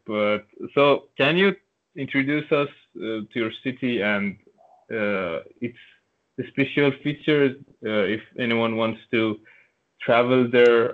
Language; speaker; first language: English; non-native, local second language; Turkish